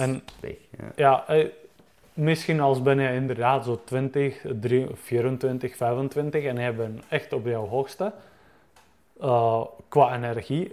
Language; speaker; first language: Dutch; non-native, fluent; Czech